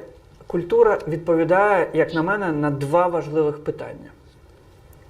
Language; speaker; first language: Ukrainian; non-native, fluent; Crimean Tatar